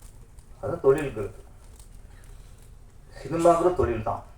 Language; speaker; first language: Tamil; native; Tamil